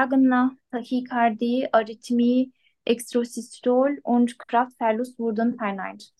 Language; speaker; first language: German; non-native, learner; Turkish